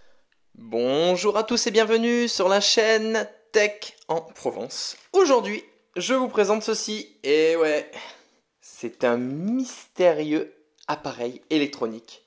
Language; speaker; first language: French; native; French